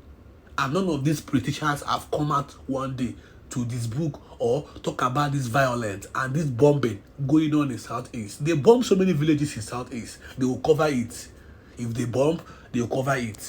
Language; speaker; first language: English; non-native, local second language; Igbo